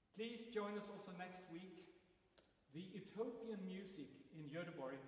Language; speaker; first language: English; non-native, fluent; Swedish